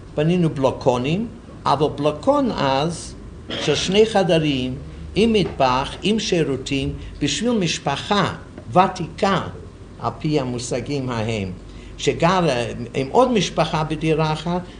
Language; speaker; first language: Hebrew; non-native, fluent; English